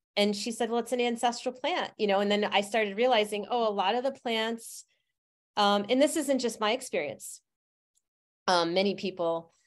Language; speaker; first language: English; native; English